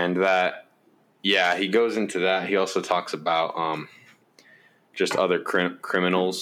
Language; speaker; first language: English; native; English